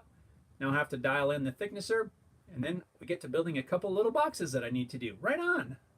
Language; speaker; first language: English; native; English